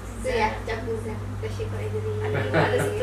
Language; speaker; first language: Turkish; non-native, learner; Indonesian